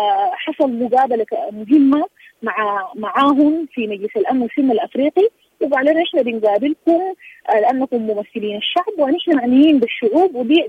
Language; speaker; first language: Arabic; native; Arabic